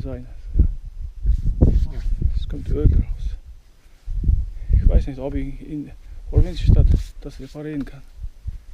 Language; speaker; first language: German; non-native, learner; Mongolian